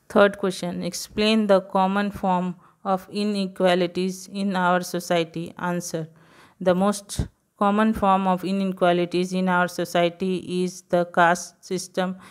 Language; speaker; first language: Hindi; non-native, local second language; Gujarati